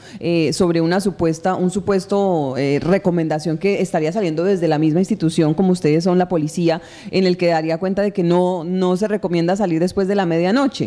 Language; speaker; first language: Spanish; native; Spanish